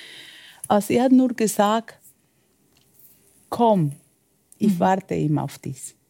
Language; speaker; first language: German; non-native, fluent; Spanish